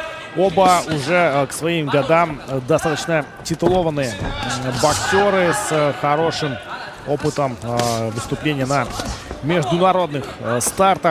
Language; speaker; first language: Russian; native; Russian